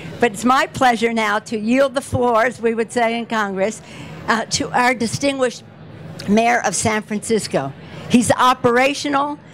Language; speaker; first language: English; native; English